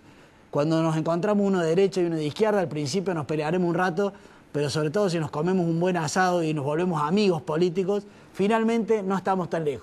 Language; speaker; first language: Spanish; native; Spanish